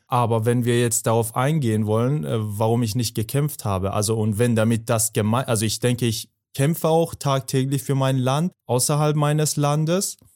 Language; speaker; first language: German; non-native, fluent; Persian